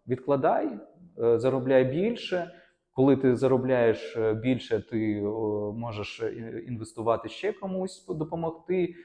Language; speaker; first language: Ukrainian; non-native, local second language; Russian